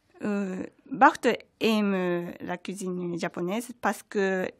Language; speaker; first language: French; non-native, fluent; Japanese